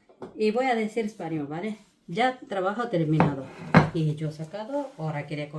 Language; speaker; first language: Spanish; non-native, learner; Malayalam